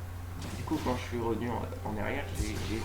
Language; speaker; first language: French; native; French